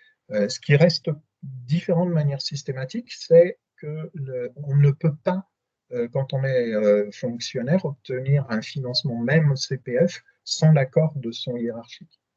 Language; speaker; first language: French; native; French